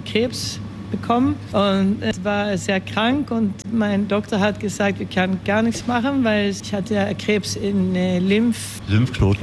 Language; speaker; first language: German; early bilingual, heritage; German